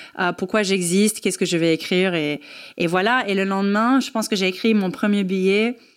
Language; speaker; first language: French; non-native, fluent; English